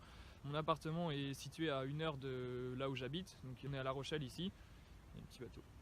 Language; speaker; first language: French; native; French